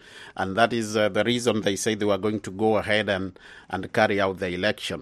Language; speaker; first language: English; non-native, local second language; Swahili